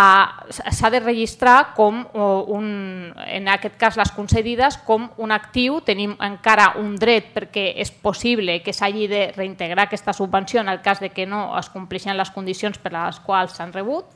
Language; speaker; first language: Catalan; native; Catalan